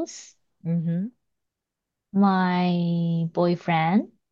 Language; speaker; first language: English; non-native, learner; Chinese